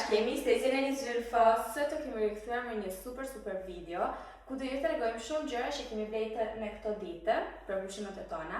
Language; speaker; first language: Albanian; early bilingual, heritage; Albanian